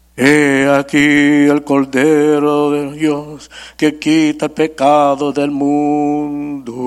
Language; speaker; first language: Spanish; early bilingual, heritage; Spanish